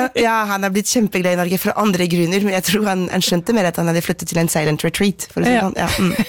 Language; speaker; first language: Norwegian; non-native, fluent; French